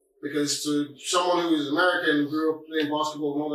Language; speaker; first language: English; non-native, local second language; Yoruba